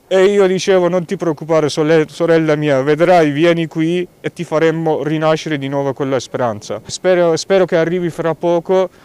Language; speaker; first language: Italian; non-native, fluent; Persian